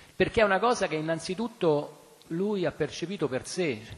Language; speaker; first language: Italian; native; Italian